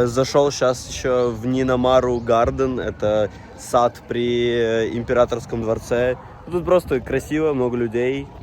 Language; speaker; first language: Russian; native; Russian